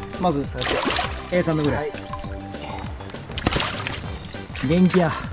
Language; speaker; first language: Japanese; native; Japanese